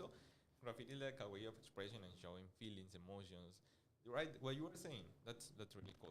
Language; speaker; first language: English; non-native, fluent; Spanish